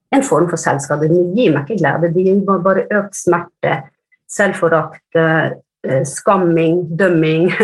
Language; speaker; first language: Norwegian; early bilingual, other home language; Finnish